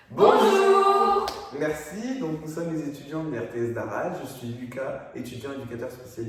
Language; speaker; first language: French; native; French